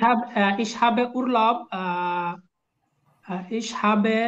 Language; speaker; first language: German; non-native, learner; Bangla